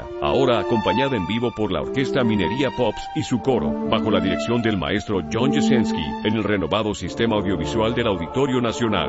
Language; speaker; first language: Spanish; native; Spanish